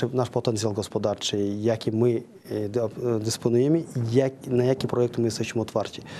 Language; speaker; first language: Polish; non-native, fluent; Kazakh